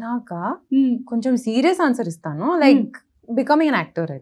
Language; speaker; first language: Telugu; non-native, learner; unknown